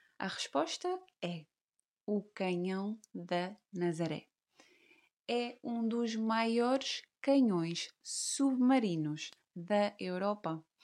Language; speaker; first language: Portuguese; native; Portuguese